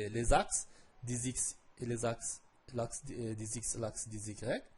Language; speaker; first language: French; non-native, local second language; Arabic